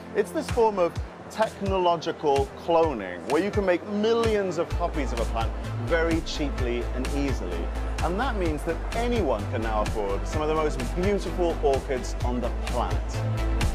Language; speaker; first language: English; native; English